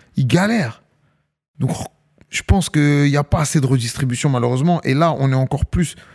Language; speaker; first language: French; native; French